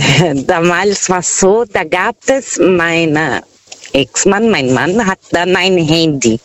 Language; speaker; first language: German; non-native, fluent; Portuguese